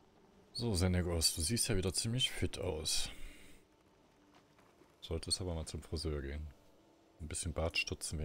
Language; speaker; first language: German; native; German